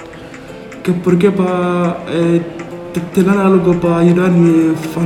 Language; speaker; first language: Spanish; non-native, learner; Bambara